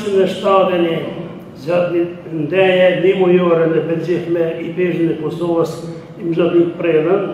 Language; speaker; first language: Albanian; native; Albanian